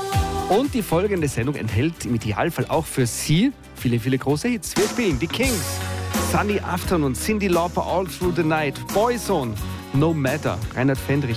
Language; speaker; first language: German; native; German